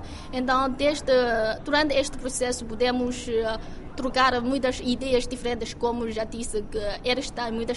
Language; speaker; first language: Portuguese; non-native, fluent; Chinese